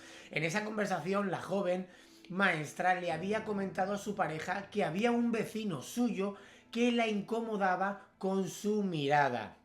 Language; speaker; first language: Spanish; native; Spanish